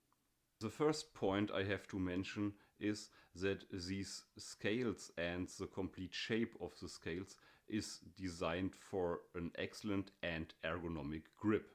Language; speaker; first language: English; non-native, fluent; German